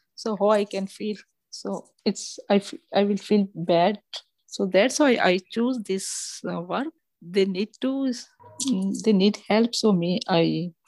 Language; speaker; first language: English; non-native, local second language; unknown